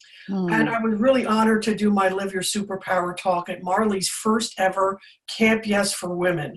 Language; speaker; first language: English; native; English